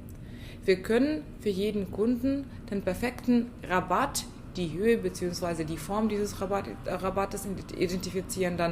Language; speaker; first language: German; non-native, fluent; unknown